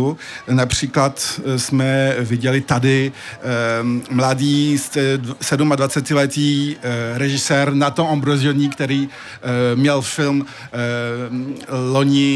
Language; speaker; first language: Czech; early bilingual, heritage; French